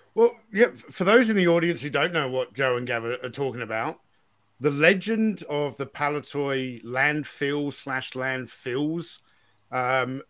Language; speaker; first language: English; native; English